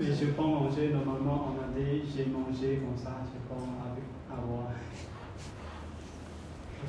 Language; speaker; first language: French; non-native, learner; Khmer